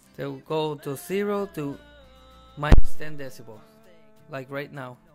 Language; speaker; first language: English; non-native, fluent; Spanish